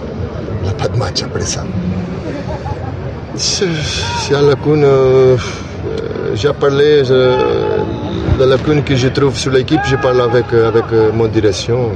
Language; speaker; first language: French; non-native, learner; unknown